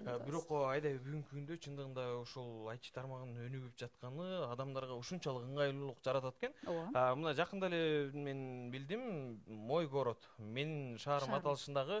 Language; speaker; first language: Kyrgyz; native; Kyrgyz